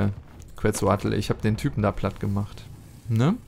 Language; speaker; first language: German; native; German